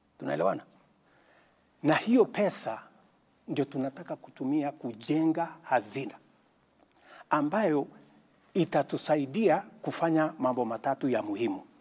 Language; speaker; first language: Swahili; non-native, local second language; Kalenjin